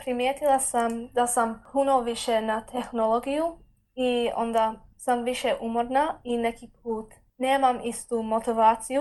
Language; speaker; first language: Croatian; early bilingual, heritage; Croatian